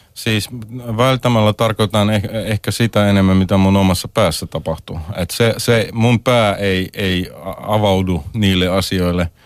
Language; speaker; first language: Finnish; non-native, fluent; Russian